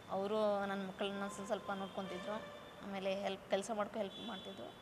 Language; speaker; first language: Kannada; non-native, local second language; Lambadi